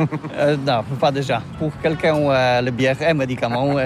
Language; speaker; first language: French; non-native, learner; Polish